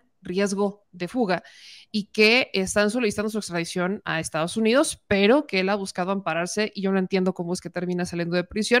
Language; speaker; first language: Spanish; native; Spanish